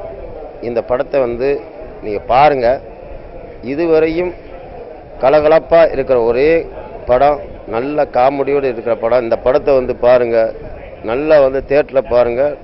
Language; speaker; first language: Tamil; native; Tamil